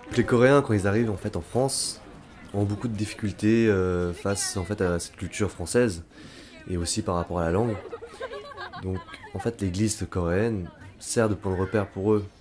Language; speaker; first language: French; early bilingual, other home language; Korean